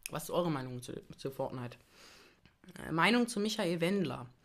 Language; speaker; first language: German; native; German